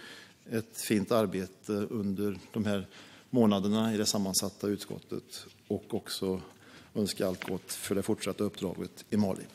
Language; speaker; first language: Swedish; native; Swedish